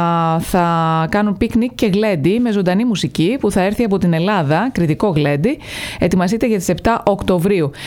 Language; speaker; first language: Greek; native; Greek